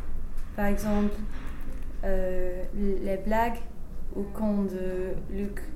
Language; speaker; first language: French; non-native, learner; English